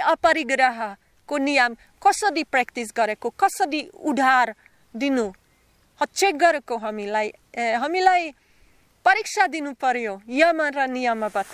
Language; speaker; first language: Nepali; non-native, learner; Slovak